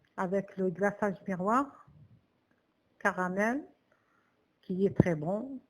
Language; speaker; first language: French; non-native, local second language; Arabic